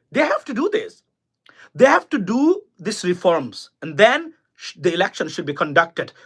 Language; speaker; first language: English; non-native, local second language; Bangla